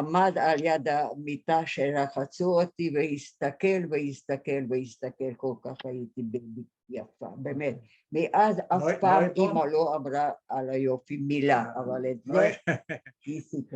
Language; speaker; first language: Hebrew; non-native, fluent; Hungarian